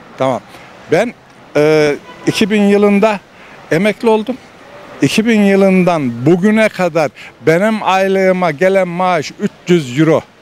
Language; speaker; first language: Turkish; native; Turkish